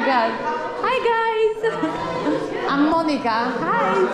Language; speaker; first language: English; non-native, learner; Polish